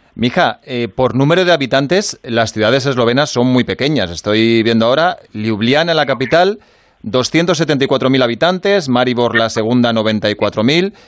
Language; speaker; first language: Spanish; native; Spanish